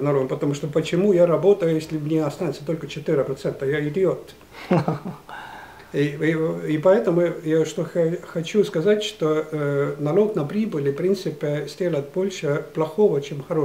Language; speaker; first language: Russian; non-native, fluent; Estonian